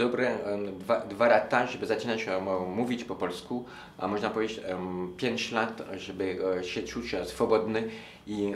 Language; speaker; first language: Polish; non-native, learner; French